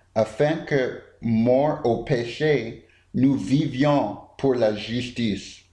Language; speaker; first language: French; non-native, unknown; English